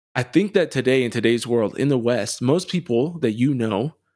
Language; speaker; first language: English; native; English